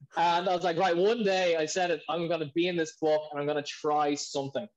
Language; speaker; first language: English; native; English